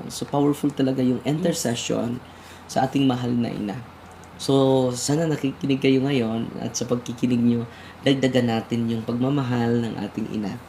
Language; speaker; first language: Filipino; non-native, local second language; Cebuano